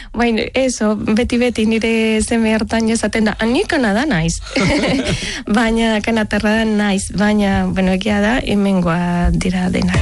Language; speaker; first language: Basque; non-native, learner; Spanish